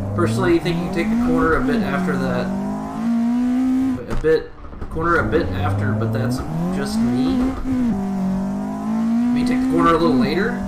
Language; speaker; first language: English; native; English